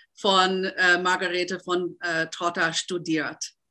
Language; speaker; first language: German; non-native, fluent; English